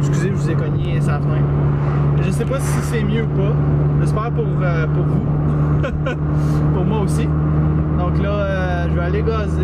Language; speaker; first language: French; native; French